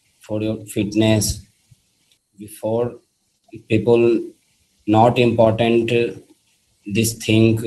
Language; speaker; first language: English; non-native, learner; Hindi